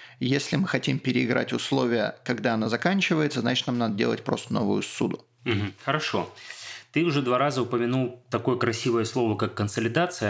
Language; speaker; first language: Russian; native; Russian